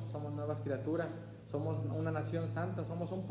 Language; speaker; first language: Spanish; native; Spanish